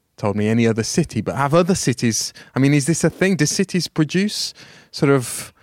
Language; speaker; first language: English; native; English